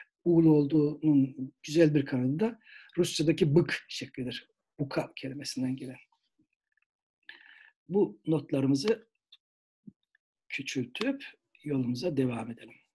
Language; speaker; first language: Turkish; native; Turkish